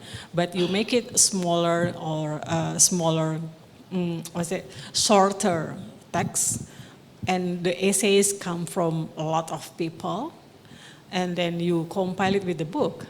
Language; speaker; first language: English; non-native, local second language; Indonesian